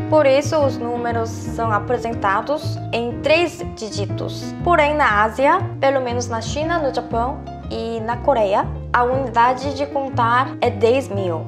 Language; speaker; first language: Portuguese; non-native, fluent; Korean